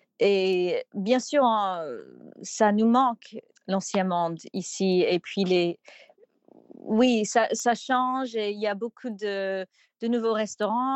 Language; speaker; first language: French; non-native, fluent; English